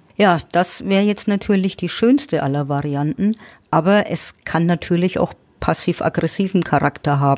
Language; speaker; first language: German; native; German